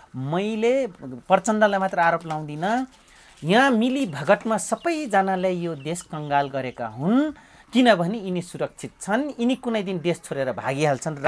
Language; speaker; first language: Nepali; non-native, local second language; Dangaura Tharu